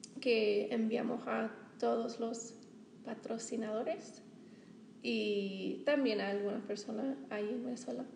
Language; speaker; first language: Spanish; non-native, fluent; English